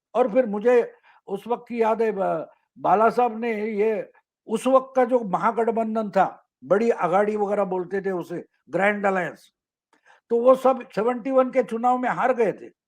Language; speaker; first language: Hindi; non-native, local second language; Marathi